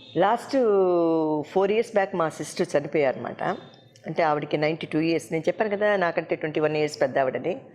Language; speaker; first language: Telugu; native; Telugu